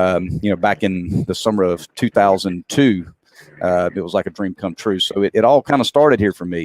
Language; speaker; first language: English; native; English